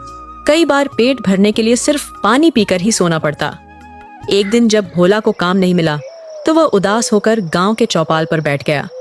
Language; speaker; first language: Hindi; native; Hindi